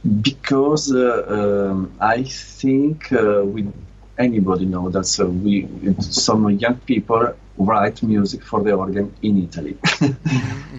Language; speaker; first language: English; non-native, learner; Italian